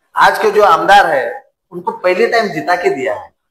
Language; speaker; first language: Hindi; non-native, local second language; Marathi